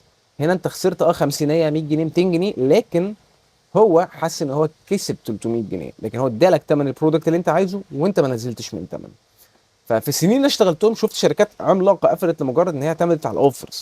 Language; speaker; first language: Arabic; native; Arabic